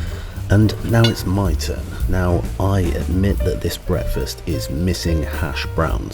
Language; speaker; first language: English; native; English